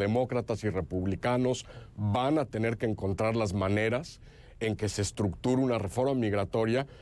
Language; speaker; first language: Spanish; native; Spanish